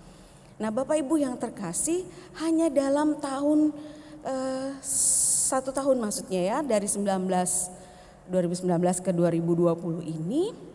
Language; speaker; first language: Indonesian; native; Indonesian